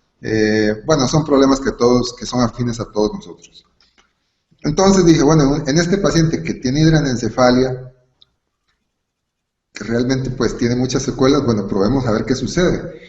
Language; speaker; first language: Spanish; native; Spanish